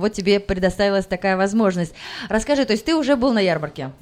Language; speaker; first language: Russian; native; Russian